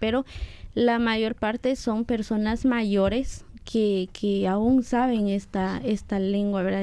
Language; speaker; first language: Spanish; non-native, local second language; Kaqchikel